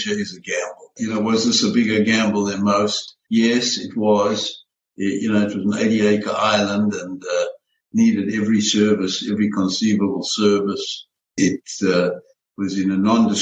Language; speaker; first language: English; native; English